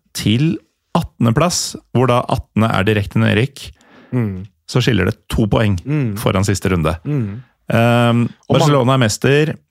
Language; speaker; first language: Norwegian; native; Norwegian